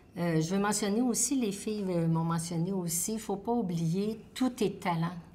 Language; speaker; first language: French; native; French